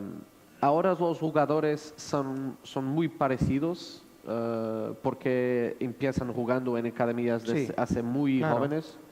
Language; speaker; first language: Spanish; non-native, fluent; Portuguese